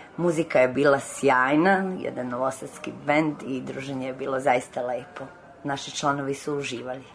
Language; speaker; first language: Serbian; native; Serbian